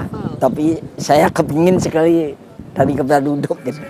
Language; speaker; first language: Indonesian; non-native, local second language; Balinese